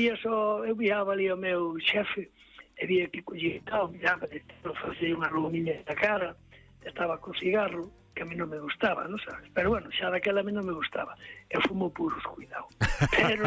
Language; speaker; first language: Galician; native; Galician